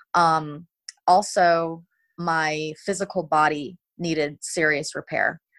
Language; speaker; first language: English; native; English